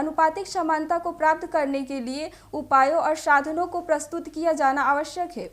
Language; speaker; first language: Hindi; native; Hindi